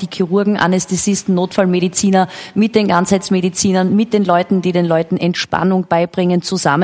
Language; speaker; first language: German; native; German